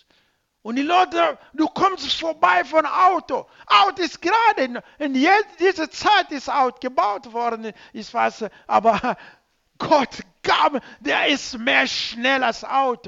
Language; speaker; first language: German; non-native, learner; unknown